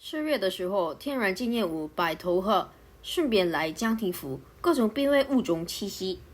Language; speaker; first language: Chinese; non-native, learner; Korean